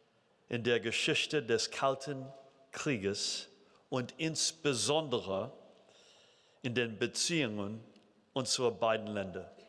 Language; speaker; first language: German; non-native, fluent; English